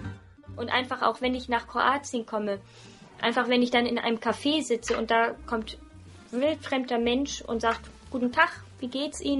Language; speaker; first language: German; early bilingual, other home language; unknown